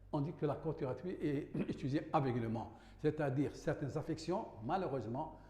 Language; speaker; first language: French; non-native, local second language; Arabic